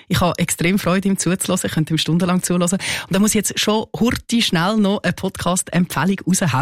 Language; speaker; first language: German; native; German